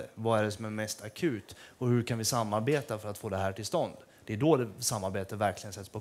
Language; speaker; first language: Swedish; native; Swedish